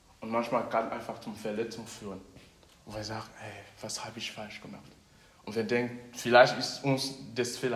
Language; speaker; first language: German; non-native, fluent; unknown